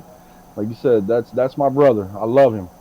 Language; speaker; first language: English; native; English